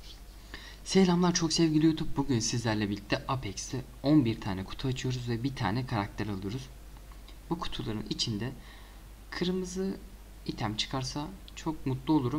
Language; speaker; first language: Turkish; native; Turkish